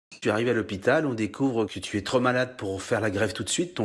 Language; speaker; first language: French; native; French